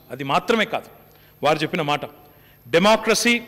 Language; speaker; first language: English; non-native, local second language; Telugu